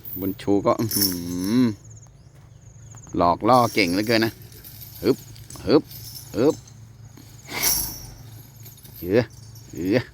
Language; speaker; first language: Thai; native; Thai